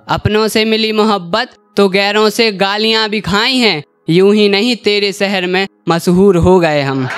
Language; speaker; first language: Hindi; native; Hindi